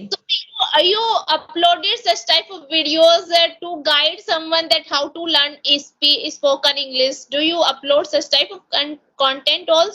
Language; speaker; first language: English; non-native, local second language; Hindi